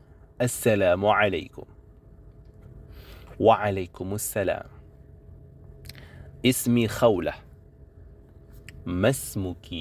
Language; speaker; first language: Arabic; non-native, fluent; Indonesian